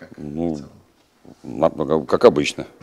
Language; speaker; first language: Russian; native; Russian